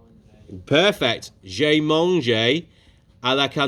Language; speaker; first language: French; non-native, fluent; English